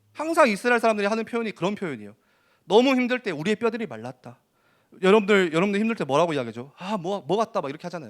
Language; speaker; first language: Korean; native; Korean